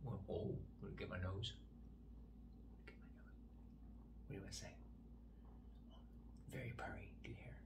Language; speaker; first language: English; native; English